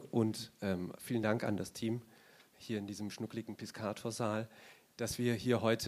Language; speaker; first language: German; native; German